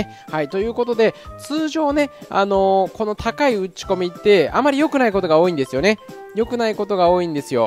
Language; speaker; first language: Japanese; native; Japanese